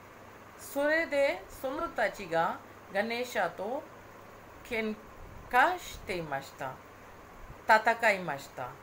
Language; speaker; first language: Japanese; non-native, fluent; Hindi